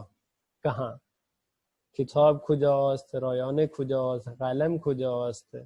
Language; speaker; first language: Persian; non-native, fluent; Urdu